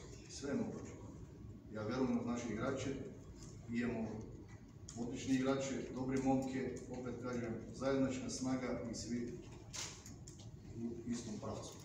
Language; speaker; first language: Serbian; non-native, learner; Bulgarian